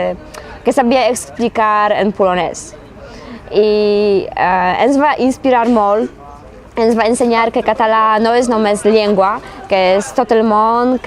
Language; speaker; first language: Catalan; non-native, learner; Polish